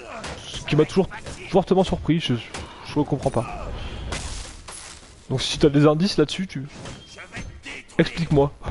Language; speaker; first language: French; native; French